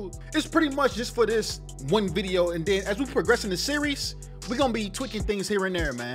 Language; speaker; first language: English; native; English